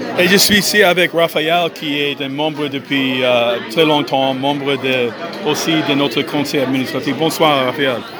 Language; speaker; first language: French; non-native, fluent; English